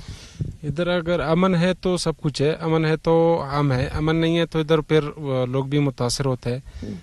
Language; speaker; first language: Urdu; non-native, local second language; Pashto